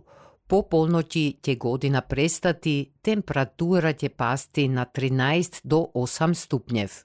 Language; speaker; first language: Serbian; native; Serbian